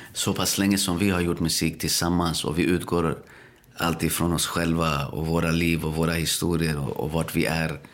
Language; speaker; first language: Swedish; early bilingual, other home language; Spanish